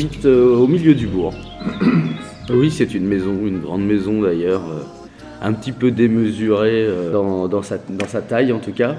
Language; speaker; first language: French; native; French